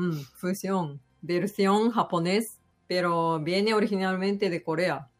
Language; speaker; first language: Spanish; non-native, learner; Japanese